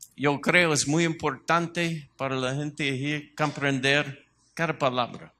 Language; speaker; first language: Spanish; non-native, learner; English